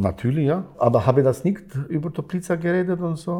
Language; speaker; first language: German; non-native, learner; Albanian